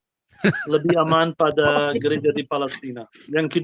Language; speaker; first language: Indonesian; non-native, fluent; Arabic